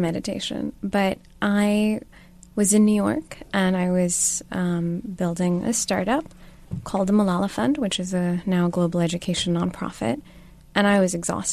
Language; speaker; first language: English; non-native, local second language; Urdu